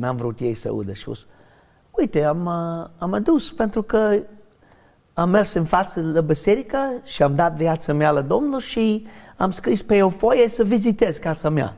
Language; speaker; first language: Romanian; non-native, learner; English